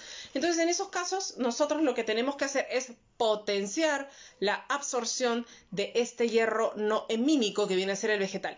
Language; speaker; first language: Spanish; native; Spanish